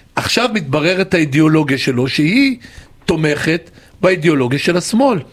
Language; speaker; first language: Hebrew; native; Hebrew